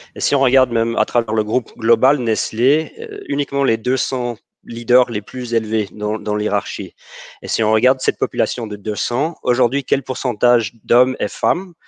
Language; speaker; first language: French; non-native, fluent; English